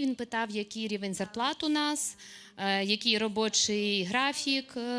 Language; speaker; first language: Ukrainian; native; Ukrainian